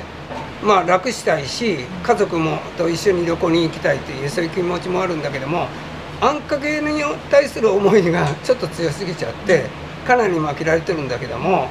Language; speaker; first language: Japanese; native; Japanese